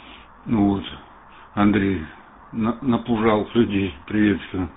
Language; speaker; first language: Russian; native; Russian